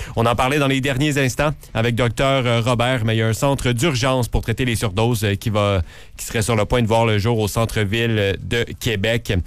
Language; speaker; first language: French; native; French